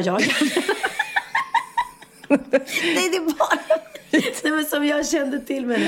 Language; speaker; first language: Swedish; native; Swedish